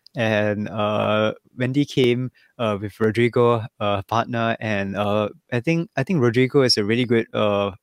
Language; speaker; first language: English; native; English